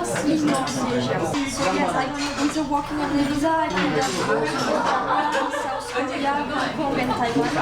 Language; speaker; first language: English; non-native, fluent; French